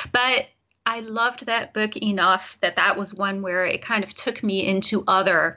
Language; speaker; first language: English; native; English